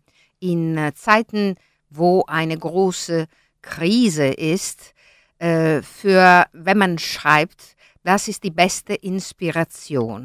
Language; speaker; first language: German; non-native, learner; Italian